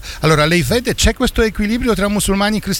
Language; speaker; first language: Italian; non-native, fluent; Polish